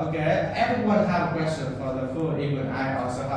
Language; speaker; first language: English; non-native, learner; Vietnamese